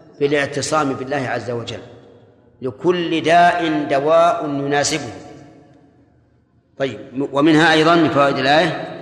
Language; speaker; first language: Arabic; native; Arabic